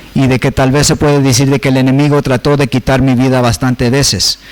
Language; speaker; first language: Spanish; early bilingual, heritage; Spanish